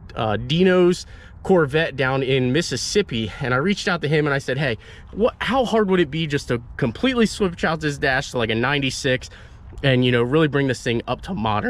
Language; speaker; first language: English; native; English